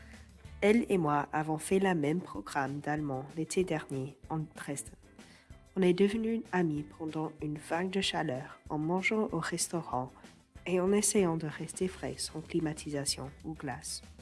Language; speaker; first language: French; non-native, fluent; English